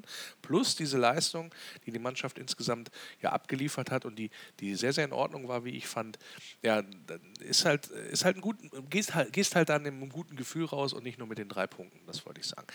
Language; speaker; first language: German; native; German